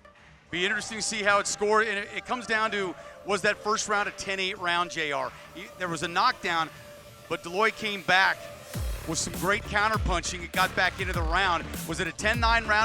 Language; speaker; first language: English; native; English